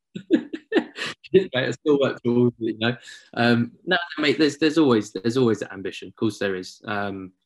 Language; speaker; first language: English; native; English